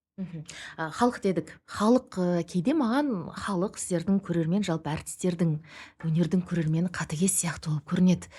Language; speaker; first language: Kazakh; native; Kazakh